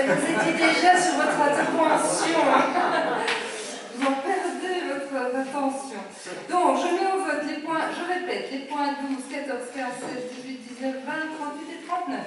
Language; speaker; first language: French; native; French